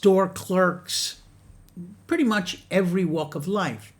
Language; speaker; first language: English; native; English